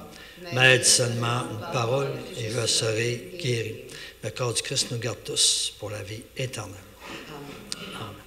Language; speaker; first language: French; native; French